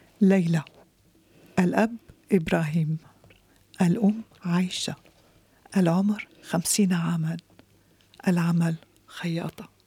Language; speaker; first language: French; non-native, fluent; Arabic